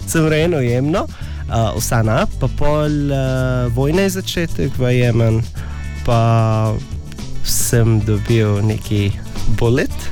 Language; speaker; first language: Slovenian; non-native, learner; Arabic